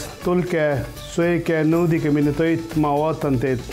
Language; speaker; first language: Estonian; non-native, learner; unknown